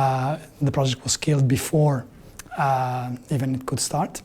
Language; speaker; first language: English; non-native, fluent; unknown